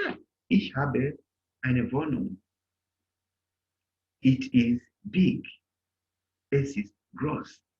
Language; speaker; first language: German; non-native, learner; Bemba